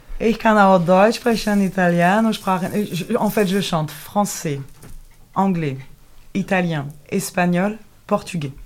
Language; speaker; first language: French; native; French